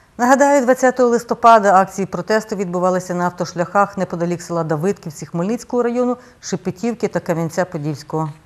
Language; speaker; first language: Ukrainian; native; Ukrainian